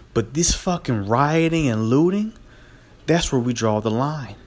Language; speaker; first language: English; native; English